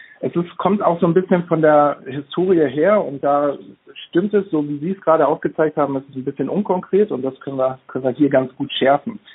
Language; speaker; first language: German; native; German